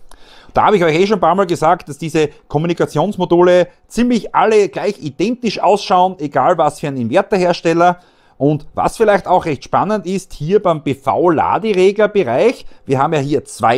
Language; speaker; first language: German; native; German